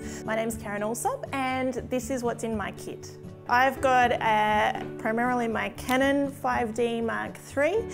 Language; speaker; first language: English; native; English